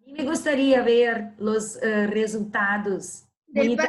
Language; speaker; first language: Spanish; non-native, learner; Portuguese